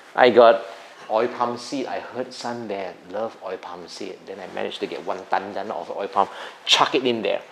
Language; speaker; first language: English; non-native, local second language; Min Nan Chinese